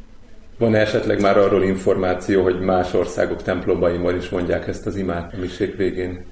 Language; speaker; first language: Hungarian; native; Hungarian